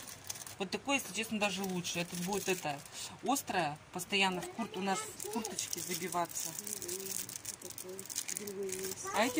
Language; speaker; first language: Russian; native; Russian